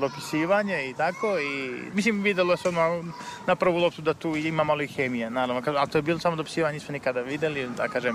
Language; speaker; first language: Serbian; native; Serbian